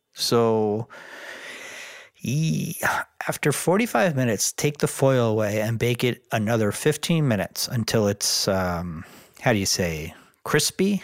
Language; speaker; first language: English; native; English